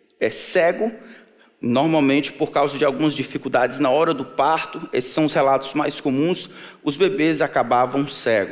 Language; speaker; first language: Portuguese; native; Portuguese